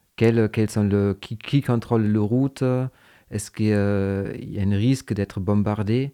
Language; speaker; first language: French; non-native, fluent; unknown